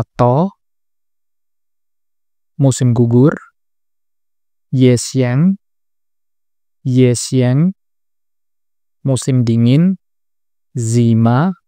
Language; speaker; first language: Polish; non-native, learner; Indonesian